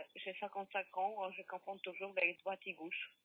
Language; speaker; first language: French; non-native, learner; Polish